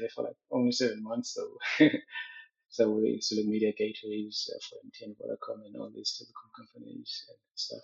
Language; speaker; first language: English; non-native, local second language; Swati